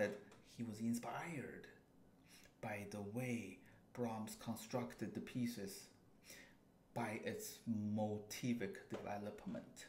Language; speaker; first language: English; non-native, fluent; Chinese